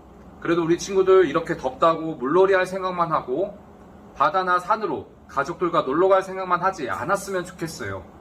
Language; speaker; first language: Korean; native; Korean